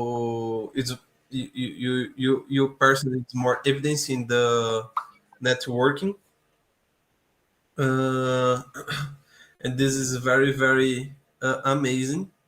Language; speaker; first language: English; non-native, learner; Portuguese